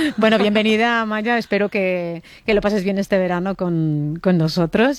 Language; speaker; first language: Spanish; native; Spanish